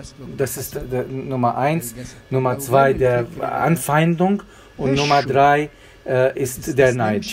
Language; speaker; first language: German; non-native, fluent; Arabic